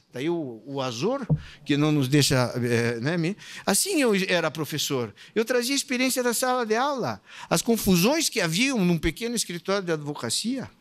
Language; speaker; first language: Portuguese; native; Portuguese